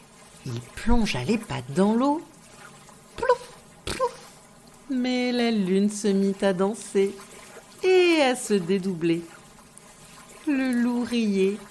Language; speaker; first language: French; native; French